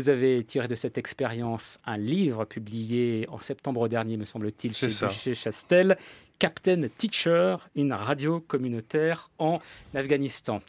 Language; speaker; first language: French; native; French